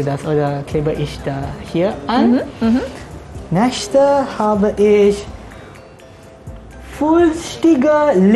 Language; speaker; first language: German; non-native, learner; Malay